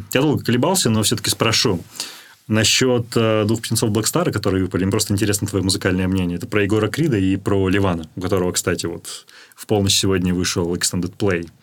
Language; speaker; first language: Russian; native; Russian